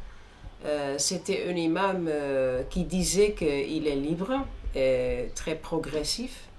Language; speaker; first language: French; non-native, fluent; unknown